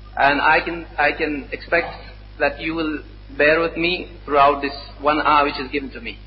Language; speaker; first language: English; non-native, local second language; Urdu